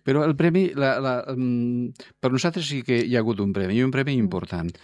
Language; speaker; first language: Catalan; non-native, fluent; Spanish